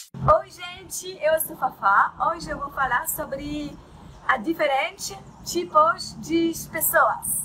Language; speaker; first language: Portuguese; non-native, learner; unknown